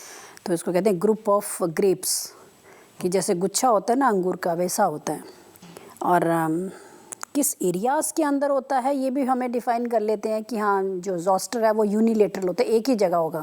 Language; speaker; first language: Hindi; native; Hindi